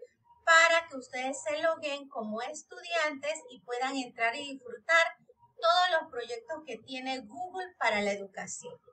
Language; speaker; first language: Spanish; native; Spanish